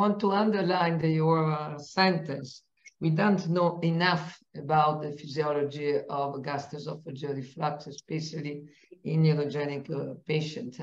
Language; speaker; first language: English; non-native, fluent; Italian